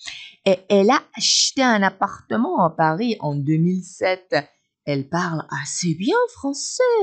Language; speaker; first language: French; non-native, fluent; Persian